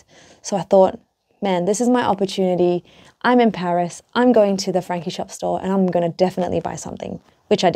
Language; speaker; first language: English; native; English